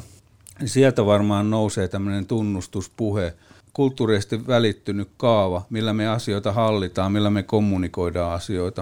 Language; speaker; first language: Finnish; native; Finnish